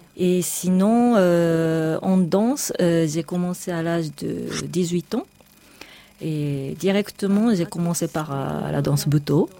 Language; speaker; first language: French; non-native, fluent; Japanese